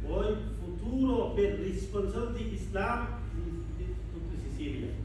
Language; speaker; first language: Italian; non-native, learner; Bangla